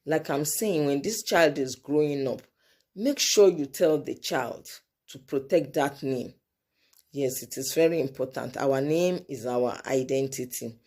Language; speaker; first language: English; non-native, local second language; Yoruba